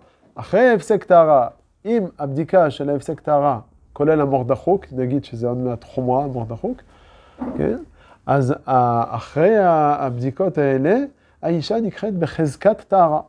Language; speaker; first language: Hebrew; non-native, fluent; French